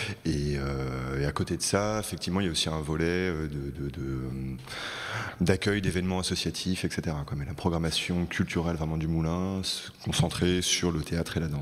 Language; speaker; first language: French; native; French